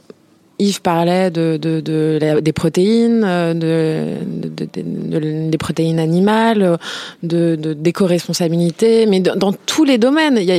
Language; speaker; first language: French; native; French